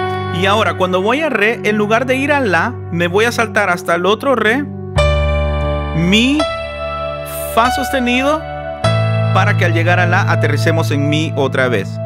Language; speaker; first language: Spanish; native; Spanish